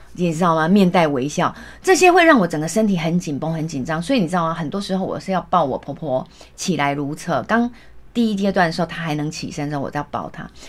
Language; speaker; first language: Chinese; native; Chinese